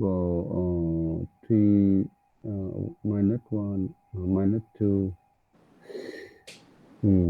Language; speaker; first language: English; non-native, learner; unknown